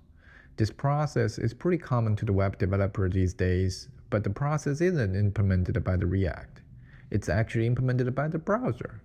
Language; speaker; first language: English; non-native, fluent; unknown